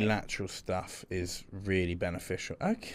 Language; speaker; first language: English; native; English